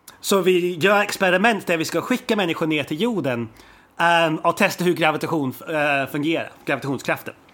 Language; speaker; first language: Swedish; native; Swedish